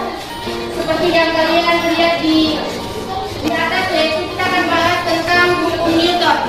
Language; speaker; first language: Indonesian; native; Indonesian